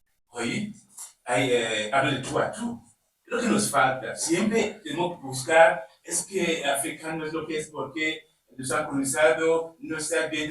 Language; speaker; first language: Spanish; non-native, learner; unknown